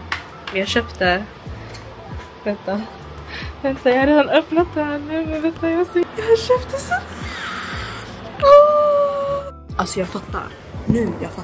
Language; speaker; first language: Swedish; early bilingual, other home language; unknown